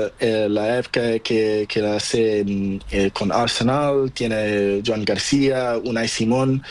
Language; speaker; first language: Spanish; non-native, learner; Portuguese